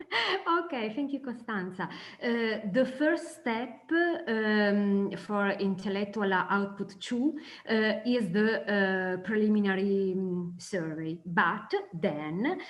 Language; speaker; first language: English; non-native, fluent; Italian